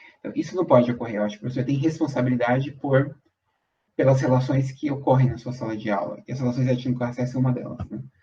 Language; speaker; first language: Portuguese; native; Portuguese